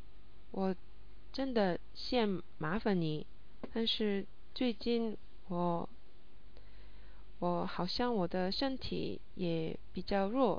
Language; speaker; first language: Chinese; non-native, learner; English